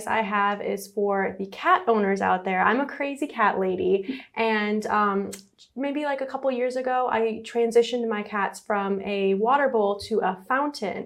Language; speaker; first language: English; native; English